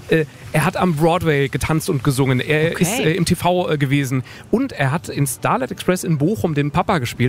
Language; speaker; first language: German; native; German